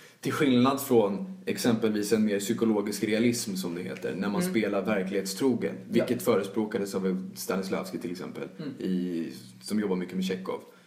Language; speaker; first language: Swedish; native; Swedish